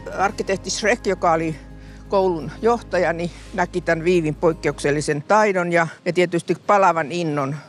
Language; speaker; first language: Finnish; native; Finnish